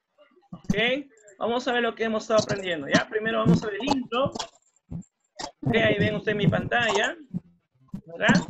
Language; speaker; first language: Spanish; native; Spanish